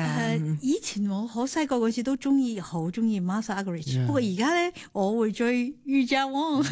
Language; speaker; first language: Cantonese; native; Cantonese